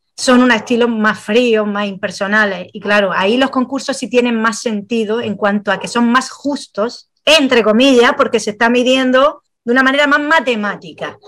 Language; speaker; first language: Spanish; native; Spanish